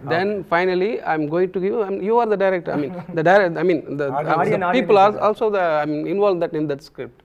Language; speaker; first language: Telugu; non-native, learner; Tamil